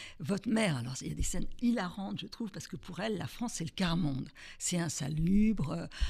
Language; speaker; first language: French; native; French